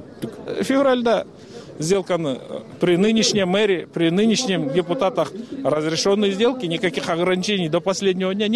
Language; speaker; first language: Russian; non-native, local second language; Kyrgyz